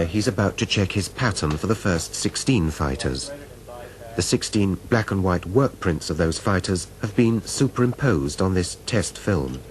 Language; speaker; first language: English; native; English